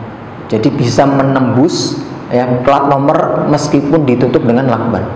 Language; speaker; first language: Indonesian; native; Indonesian